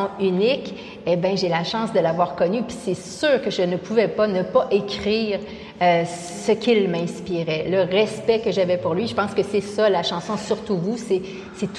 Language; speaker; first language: French; native; French